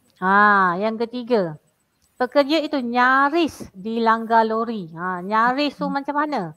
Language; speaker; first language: Malay; native; Malay